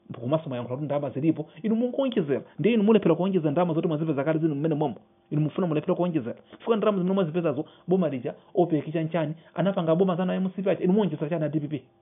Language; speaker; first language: Nyanja; non-native, local second language; Yao